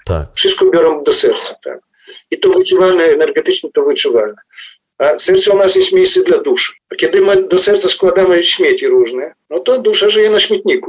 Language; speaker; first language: Polish; non-native, fluent; Ukrainian